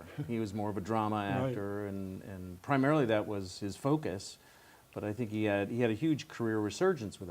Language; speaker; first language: English; native; English